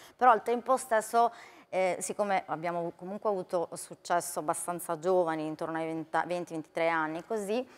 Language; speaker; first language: Italian; native; Italian